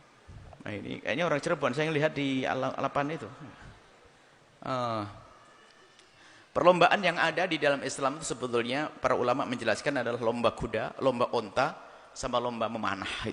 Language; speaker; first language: Indonesian; non-native, local second language; Javanese